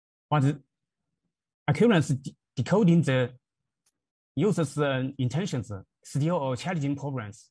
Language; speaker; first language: English; non-native, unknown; Chinese